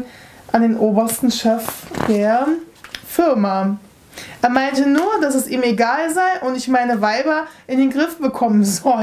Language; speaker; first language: German; native; German